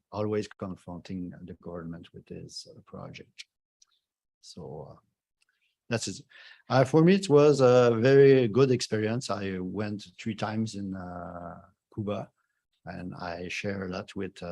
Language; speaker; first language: English; non-native, fluent; French